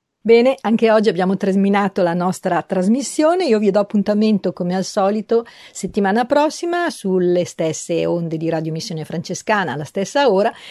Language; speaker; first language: Italian; native; Italian